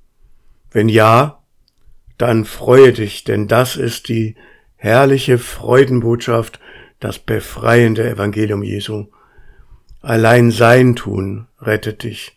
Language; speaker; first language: German; native; German